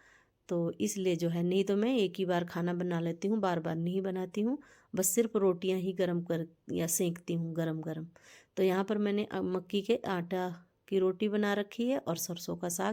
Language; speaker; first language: Hindi; native; Hindi